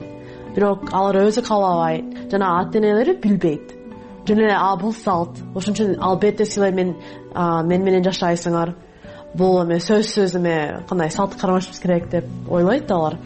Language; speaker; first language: Kyrgyz; non-native, fluent; English